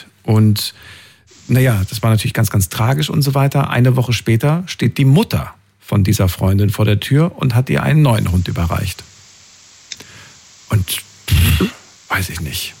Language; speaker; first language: German; native; German